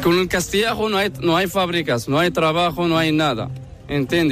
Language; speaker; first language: Spanish; non-native, learner; Arabic